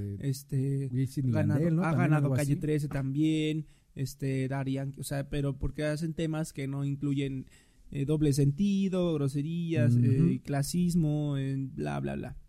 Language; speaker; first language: Spanish; native; Spanish